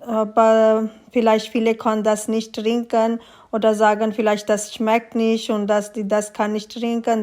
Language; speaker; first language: German; non-native, learner; Urdu